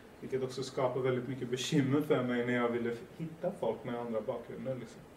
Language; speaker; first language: Swedish; early bilingual, other home language; Persian